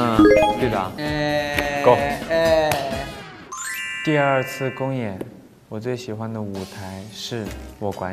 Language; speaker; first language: Chinese; native; Chinese